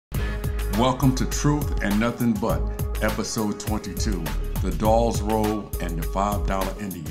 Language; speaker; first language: English; native; English